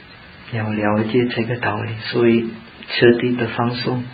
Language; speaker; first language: Chinese; non-native, fluent; Czech